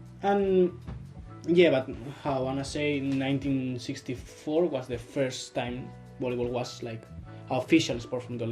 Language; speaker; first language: English; non-native, learner; Spanish